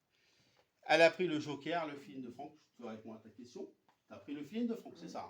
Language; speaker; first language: French; native; French